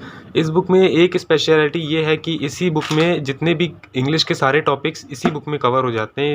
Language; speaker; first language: Hindi; native; Hindi